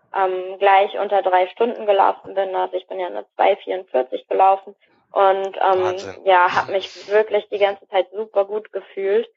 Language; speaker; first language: German; native; German